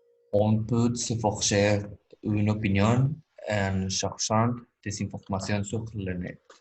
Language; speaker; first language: French; non-native, learner; Spanish